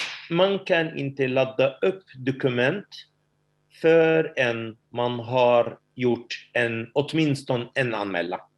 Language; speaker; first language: Swedish; non-native, fluent; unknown